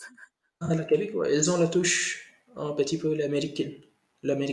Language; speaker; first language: French; non-native, learner; Hindi